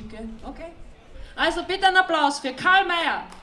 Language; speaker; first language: German; native; German